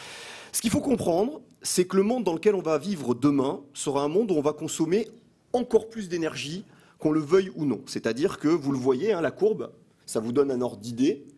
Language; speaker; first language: French; native; French